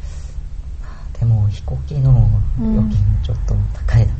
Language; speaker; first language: Japanese; non-native, learner; Korean